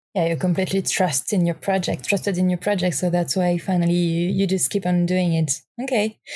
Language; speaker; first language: English; non-native, fluent; French